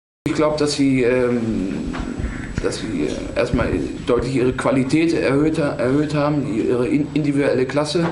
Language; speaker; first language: German; native; German